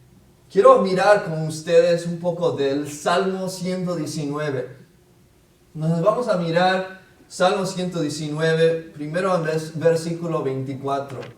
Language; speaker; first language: Spanish; non-native, fluent; English